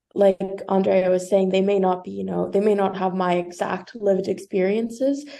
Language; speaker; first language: English; native; English